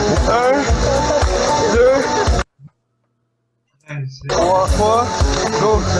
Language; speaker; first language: French; native; French